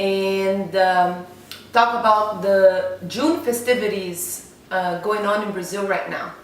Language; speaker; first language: English; non-native, fluent; Portuguese